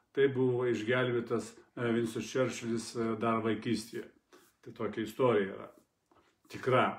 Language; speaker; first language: Lithuanian; non-native, fluent; Russian